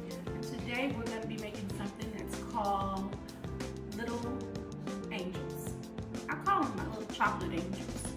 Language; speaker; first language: English; native; English